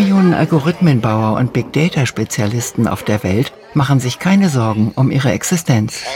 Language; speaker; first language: German; native; German